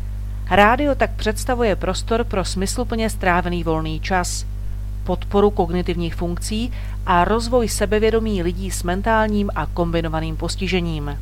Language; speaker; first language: Czech; native; Czech